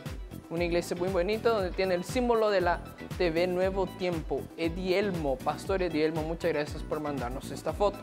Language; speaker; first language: Spanish; native; Spanish